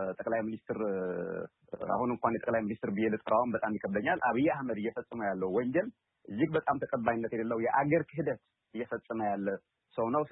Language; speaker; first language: Amharic; non-native, local second language; Tigrinya